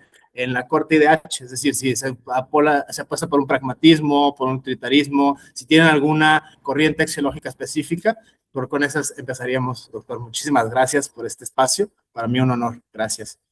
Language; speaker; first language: Spanish; native; Spanish